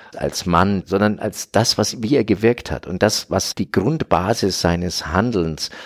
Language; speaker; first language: German; native; German